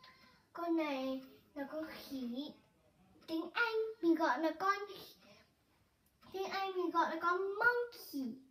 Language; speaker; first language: Vietnamese; early bilingual, heritage; Vietnamese